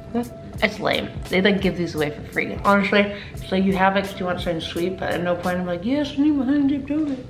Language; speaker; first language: English; native; English